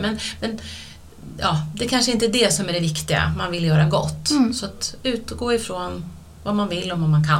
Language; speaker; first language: Swedish; native; Swedish